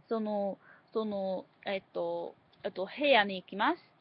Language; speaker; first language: Japanese; non-native, learner; English